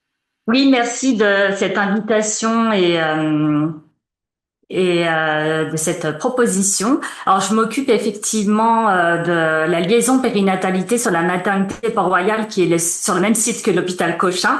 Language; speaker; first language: French; native; French